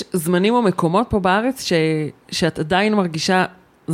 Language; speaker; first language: Hebrew; native; Hebrew